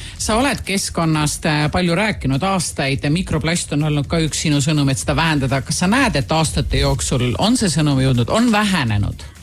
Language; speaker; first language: Estonian; native; Estonian